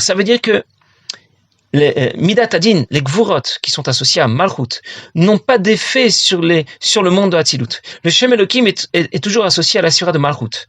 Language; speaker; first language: French; native; French